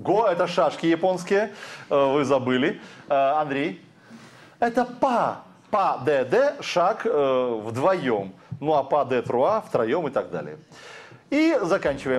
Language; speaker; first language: Russian; native; Russian